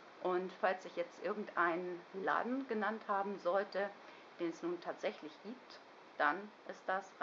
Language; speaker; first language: German; native; German